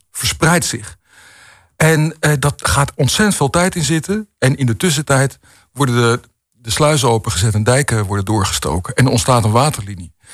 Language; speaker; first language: Dutch; native; Dutch